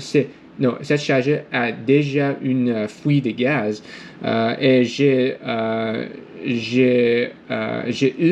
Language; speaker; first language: French; non-native, learner; English